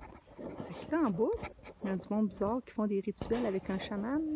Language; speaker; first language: French; native; French